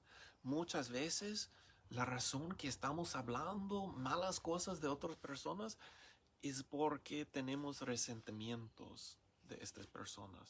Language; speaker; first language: Spanish; non-native, learner; English